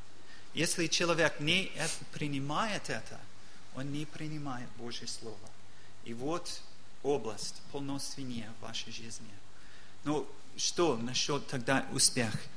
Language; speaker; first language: Russian; non-native, learner; English